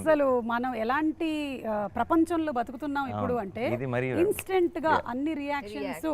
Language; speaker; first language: Telugu; native; Telugu